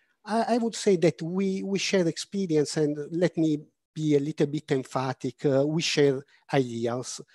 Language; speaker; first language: English; non-native, fluent; Italian